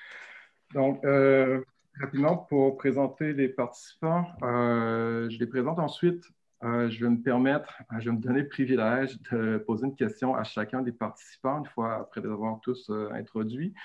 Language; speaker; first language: French; native; French